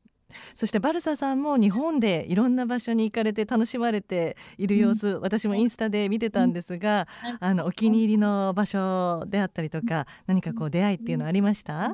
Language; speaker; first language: Japanese; native; Japanese